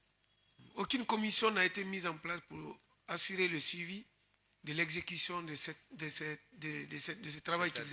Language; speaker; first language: French; native; French